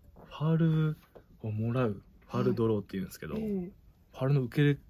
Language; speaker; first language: Japanese; native; Japanese